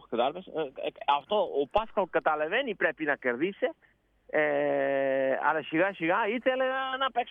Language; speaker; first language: Greek; non-native, learner; Dutch